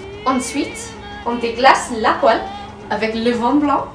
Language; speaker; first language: French; non-native, learner; English